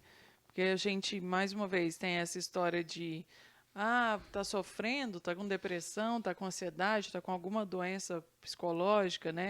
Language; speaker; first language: Portuguese; native; Portuguese